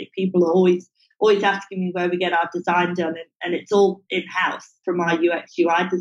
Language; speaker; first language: English; native; English